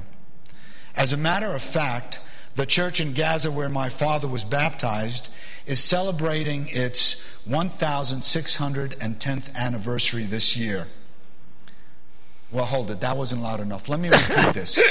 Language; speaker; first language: English; early bilingual, other home language; Arabic